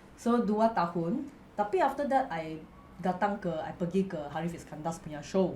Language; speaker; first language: Malay; non-native, local second language; English